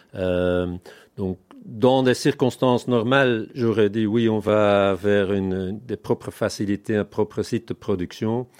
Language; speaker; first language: French; non-native, fluent; Dutch